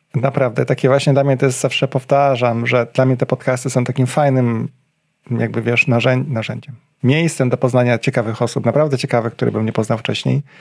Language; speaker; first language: Polish; native; Polish